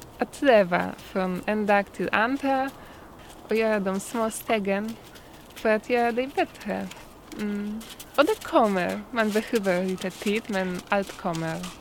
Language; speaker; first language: Swedish; non-native, learner; Polish